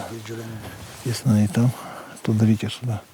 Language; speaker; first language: Russian; native; Russian